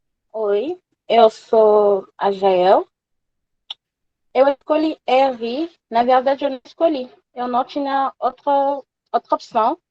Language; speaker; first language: Portuguese; non-native, learner; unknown